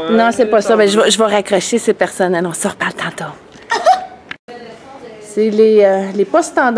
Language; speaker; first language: French; native; French